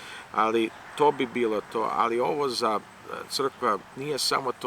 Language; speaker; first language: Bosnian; early bilingual, heritage; Serbian